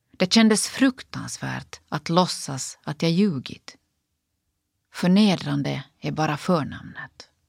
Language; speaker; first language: Swedish; native; Swedish